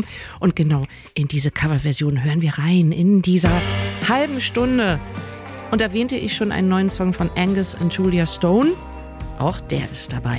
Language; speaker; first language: German; native; German